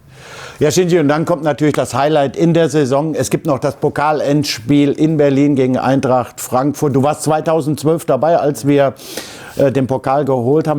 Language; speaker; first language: German; native; German